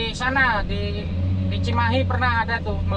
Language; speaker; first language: Indonesian; native; Indonesian